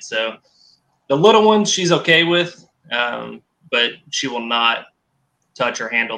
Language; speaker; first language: English; native; English